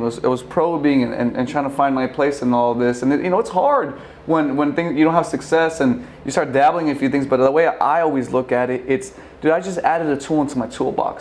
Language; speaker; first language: English; native; English